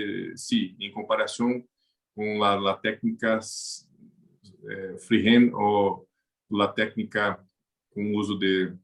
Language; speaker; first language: Spanish; non-native, learner; Portuguese